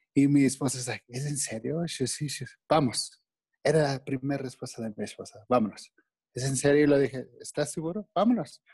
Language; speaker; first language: Spanish; non-native, fluent; English